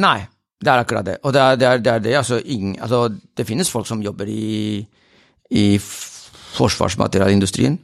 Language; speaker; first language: Swedish; non-native, fluent; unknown